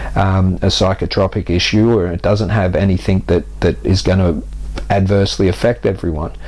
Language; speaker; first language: English; native; English